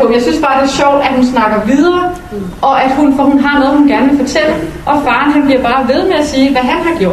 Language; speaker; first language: Danish; native; Danish